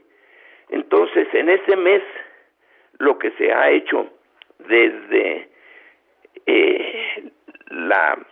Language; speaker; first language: Spanish; native; Spanish